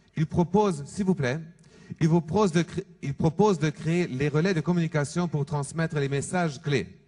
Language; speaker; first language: French; non-native, fluent; German